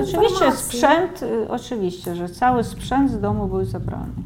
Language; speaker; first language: Polish; early bilingual, heritage; Polish